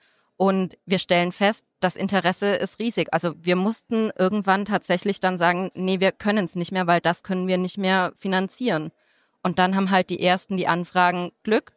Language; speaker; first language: German; native; German